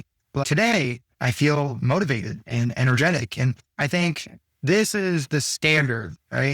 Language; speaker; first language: English; native; English